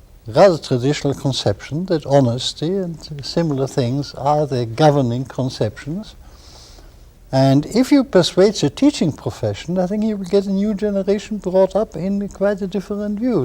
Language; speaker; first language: English; non-native, fluent; German